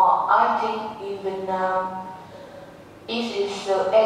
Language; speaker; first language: English; non-native, learner; Vietnamese